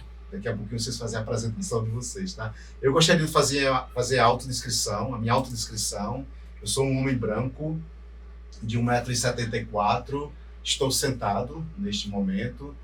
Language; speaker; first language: Portuguese; native; Portuguese